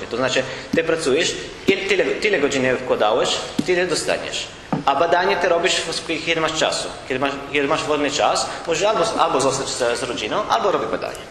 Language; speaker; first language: Polish; non-native, learner; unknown